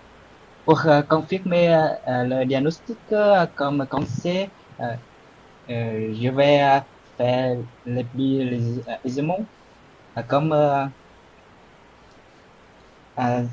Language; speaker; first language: French; non-native, learner; Vietnamese